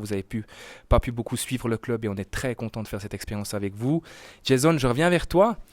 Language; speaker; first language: French; native; French